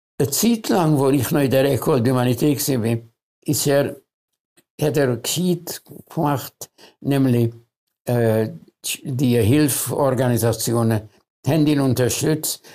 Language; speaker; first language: German; early bilingual, other home language; Hungarian